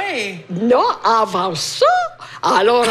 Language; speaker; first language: French; non-native, fluent; Italian